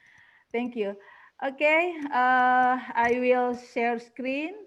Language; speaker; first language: English; non-native, learner; Indonesian